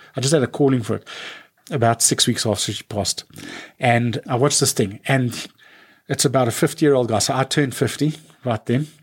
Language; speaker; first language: English; native; English